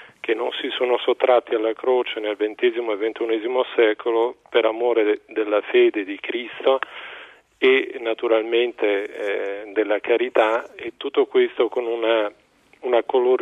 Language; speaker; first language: Italian; native; Italian